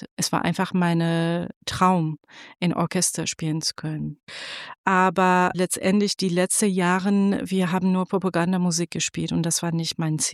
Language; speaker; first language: German; non-native, fluent; Persian